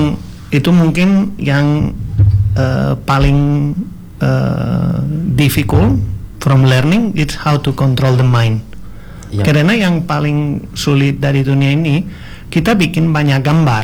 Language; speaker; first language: Indonesian; non-native, learner; Spanish